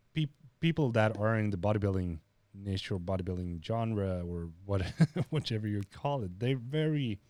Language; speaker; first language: English; non-native, fluent; Swedish